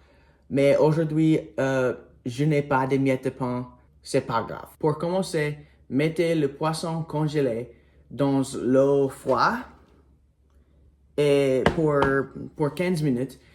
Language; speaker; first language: French; non-native, learner; English